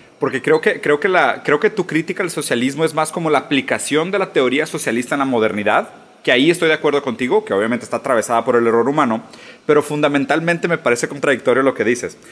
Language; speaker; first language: Spanish; early bilingual, other home language; Portuguese